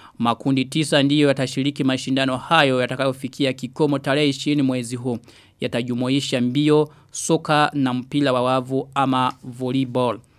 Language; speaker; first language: Swahili; non-native, local second language; Rundi